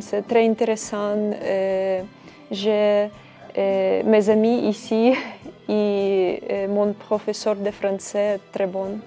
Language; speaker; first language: French; non-native, learner; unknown